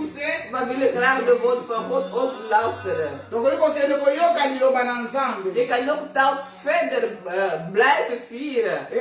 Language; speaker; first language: Dutch; non-native, learner; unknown